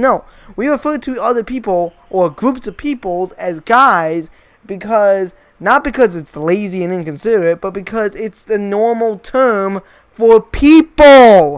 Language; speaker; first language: English; native; English